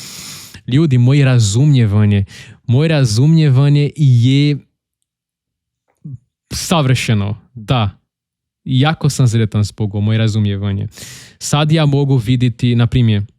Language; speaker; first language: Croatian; non-native, learner; Portuguese